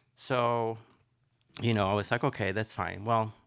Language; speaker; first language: English; early bilingual, other home language; Spanish